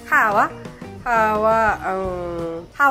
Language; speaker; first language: Japanese; non-native, learner; Burmese